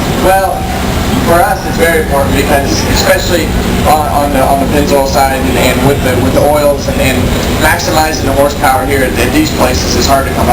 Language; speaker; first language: English; native; English